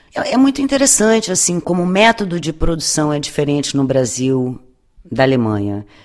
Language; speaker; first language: Portuguese; native; Portuguese